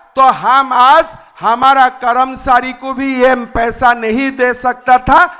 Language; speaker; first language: Hindi; non-native, local second language; Assamese